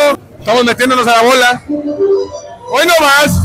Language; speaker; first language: Spanish; native; Spanish